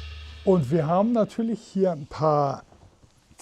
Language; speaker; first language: German; native; German